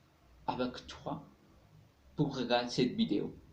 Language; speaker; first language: French; non-native, learner; Spanish